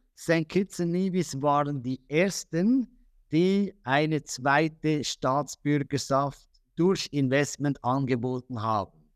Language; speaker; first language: German; native; German